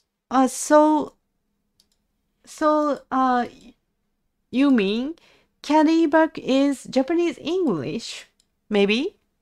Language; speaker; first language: English; non-native, learner; Japanese